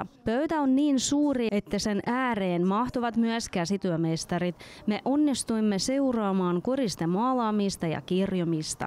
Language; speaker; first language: Finnish; non-native, local second language; Russian